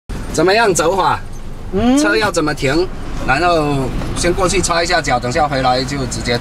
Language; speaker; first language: Chinese; native; Chinese